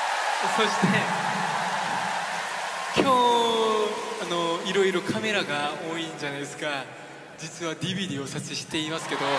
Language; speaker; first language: Japanese; non-native, fluent; Korean